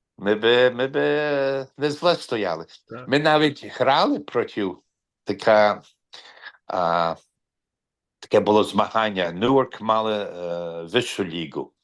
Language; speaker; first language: Ukrainian; early bilingual, heritage; Ukrainian